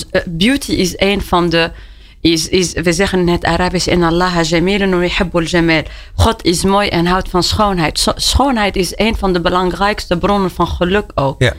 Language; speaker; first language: Dutch; non-native, fluent; Arabic